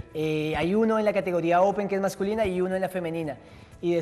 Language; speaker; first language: Spanish; native; Spanish